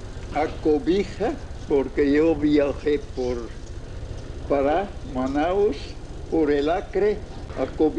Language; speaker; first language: Spanish; non-native, fluent; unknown